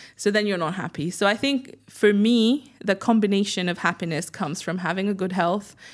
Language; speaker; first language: English; non-native, fluent; French